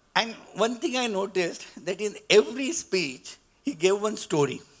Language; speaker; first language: English; non-native, local second language; Marathi